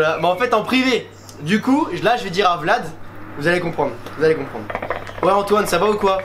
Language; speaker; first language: French; native; French